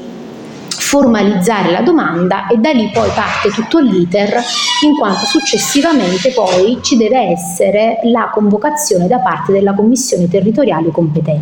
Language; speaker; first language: Italian; native; Italian